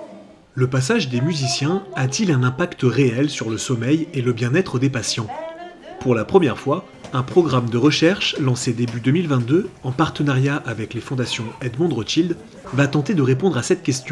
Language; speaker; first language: French; native; French